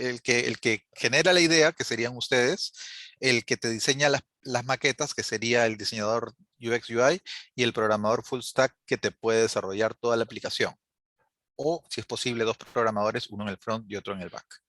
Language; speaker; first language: Spanish; native; Spanish